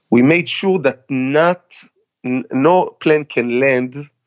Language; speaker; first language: English; non-native, fluent; Hebrew